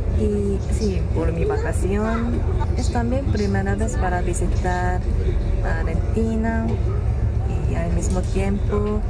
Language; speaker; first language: Spanish; non-native, learner; Korean